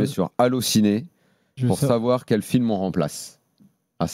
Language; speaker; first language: French; native; French